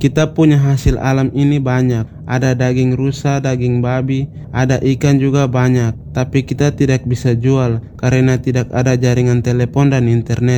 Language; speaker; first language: Indonesian; non-native, local second language; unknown